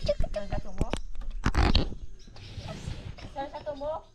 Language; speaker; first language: Portuguese; native; Portuguese